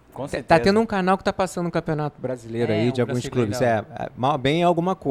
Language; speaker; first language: Portuguese; native; Portuguese